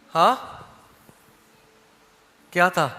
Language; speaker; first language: Hindi; native; Hindi